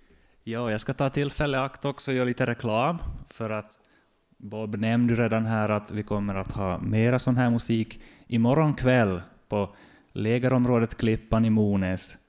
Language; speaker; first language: Swedish; native; Swedish